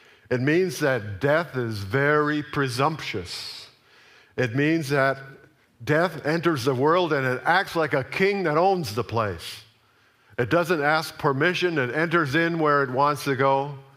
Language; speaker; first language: English; native; English